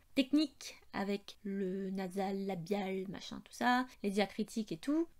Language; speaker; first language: French; native; French